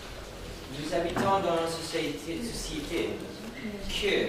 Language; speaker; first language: French; non-native, fluent; Persian